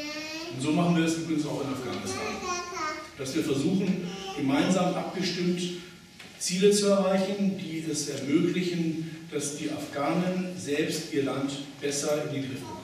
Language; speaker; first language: German; native; German